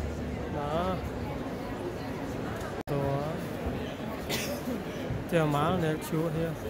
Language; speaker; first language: Danish; non-native, learner; Thai